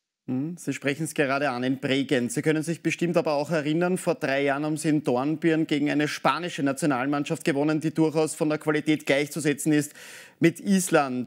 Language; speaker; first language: German; native; German